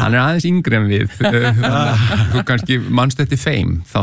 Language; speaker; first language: Icelandic; native; Icelandic